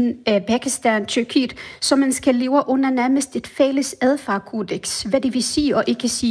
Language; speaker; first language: Danish; non-native, fluent; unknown